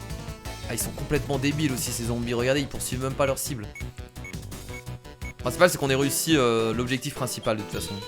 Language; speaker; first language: French; native; French